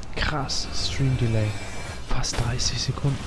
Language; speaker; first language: German; native; German